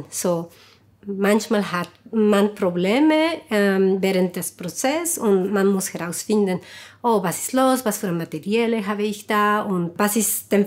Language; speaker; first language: German; non-native, fluent; Spanish